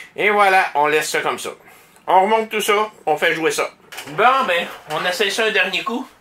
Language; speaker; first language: French; native; French